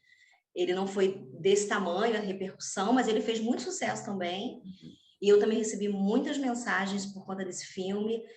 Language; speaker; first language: Portuguese; native; Portuguese